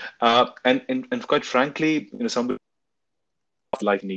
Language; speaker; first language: English; non-native, local second language; Hindi